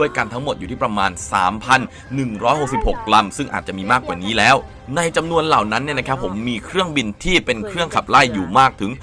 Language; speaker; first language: Thai; native; Thai